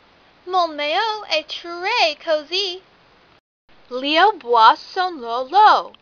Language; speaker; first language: French; non-native, learner; English